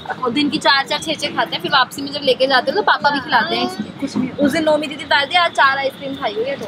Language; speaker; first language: Hindi; native; Hindi